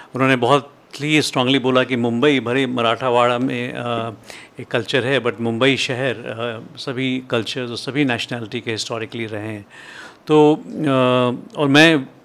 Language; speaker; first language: Hindi; native; Hindi